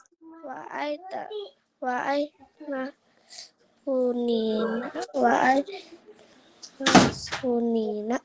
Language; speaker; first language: Arabic; non-native, learner; Indonesian